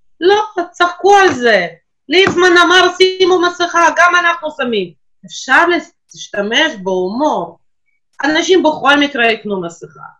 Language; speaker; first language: Hebrew; non-native, fluent; Russian